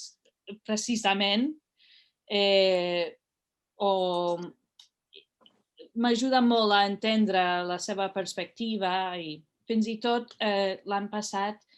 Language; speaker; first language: Catalan; non-native, fluent; English